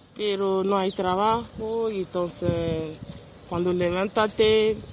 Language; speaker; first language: Spanish; non-native, learner; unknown